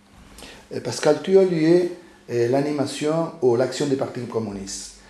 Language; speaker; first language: French; non-native, fluent; Spanish